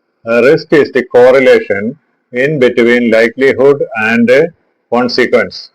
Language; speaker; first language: English; non-native, local second language; Malayalam